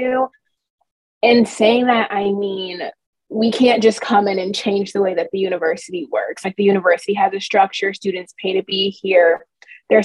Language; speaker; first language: English; native; English